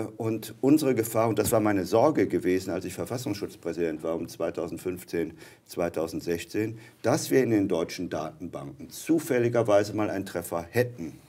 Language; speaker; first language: German; native; German